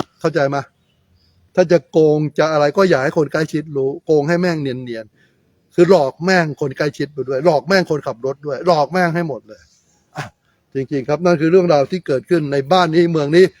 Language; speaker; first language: Thai; native; Thai